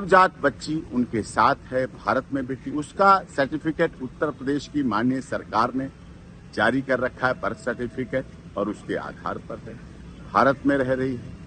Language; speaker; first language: Hindi; native; Hindi